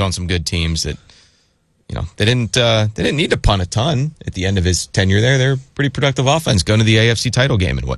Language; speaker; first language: English; native; English